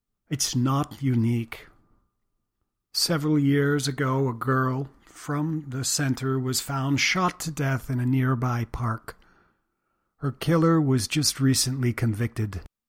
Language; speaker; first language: English; native; English